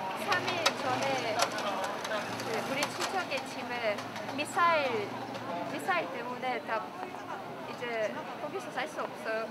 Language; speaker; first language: Korean; non-native, fluent; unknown